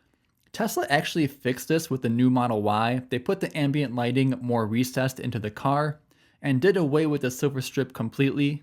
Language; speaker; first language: English; native; English